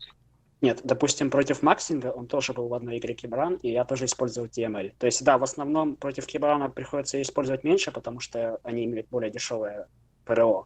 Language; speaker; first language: Russian; native; Russian